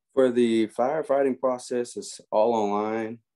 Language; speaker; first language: English; native; English